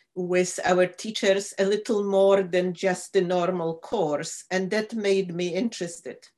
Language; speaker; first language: English; non-native, fluent; Polish